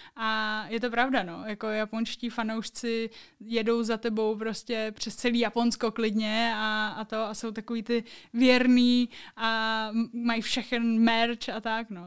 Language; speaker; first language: Czech; native; Czech